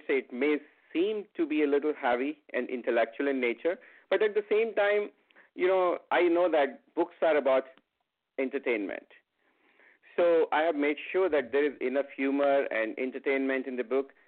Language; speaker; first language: English; non-native, local second language; Hindi